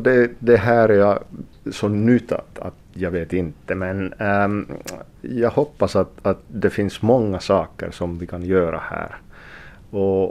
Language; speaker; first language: Swedish; non-native, local second language; Finnish